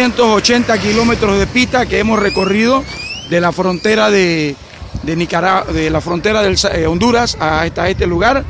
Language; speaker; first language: Spanish; native; Spanish